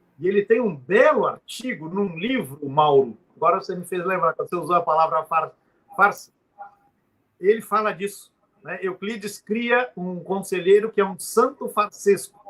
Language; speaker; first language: Portuguese; native; Portuguese